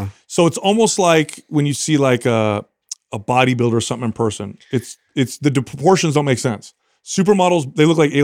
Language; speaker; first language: English; native; English